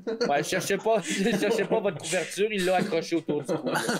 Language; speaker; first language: French; native; French